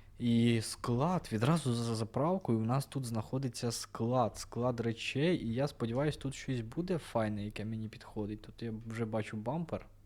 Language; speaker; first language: Ukrainian; non-native, local second language; Russian